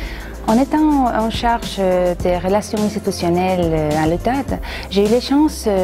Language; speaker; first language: French; non-native, fluent; Spanish